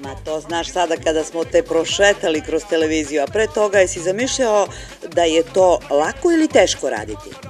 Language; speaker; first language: Serbian; native; Serbian